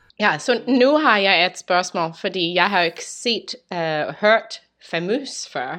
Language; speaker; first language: Danish; non-native, learner; English